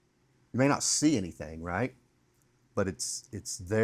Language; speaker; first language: English; native; English